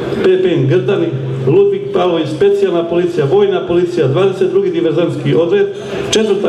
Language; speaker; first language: Croatian; native; Croatian